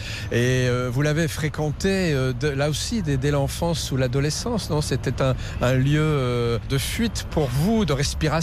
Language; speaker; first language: French; native; French